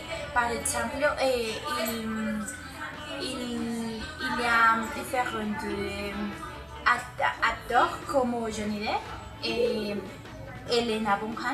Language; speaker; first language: French; non-native, learner; Spanish